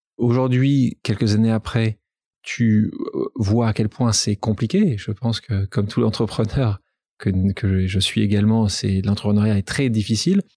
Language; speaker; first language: French; native; French